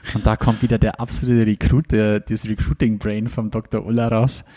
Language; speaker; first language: German; native; German